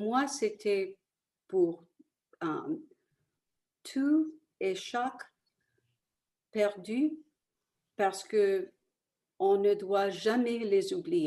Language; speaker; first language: French; early bilingual, other home language; Italian